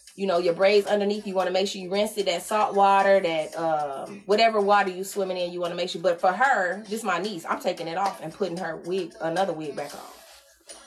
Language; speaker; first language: English; native; English